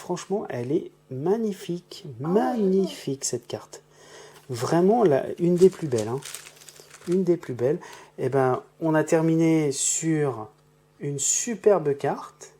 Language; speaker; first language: French; native; French